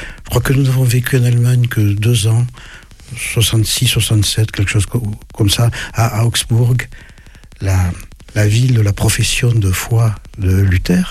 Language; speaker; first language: French; native; French